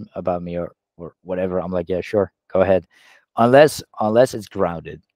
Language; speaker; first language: English; non-native, fluent; Dutch